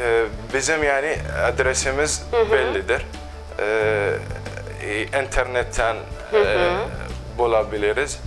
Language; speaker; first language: Turkish; non-native, local second language; Arabic